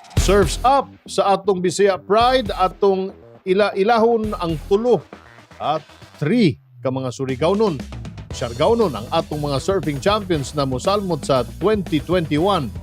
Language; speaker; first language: Cebuano; native; Cebuano